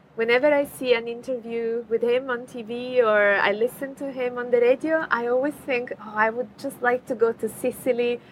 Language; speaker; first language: English; non-native, fluent; Italian